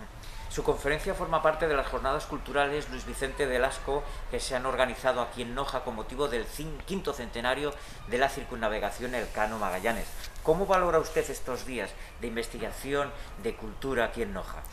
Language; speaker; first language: Spanish; native; Spanish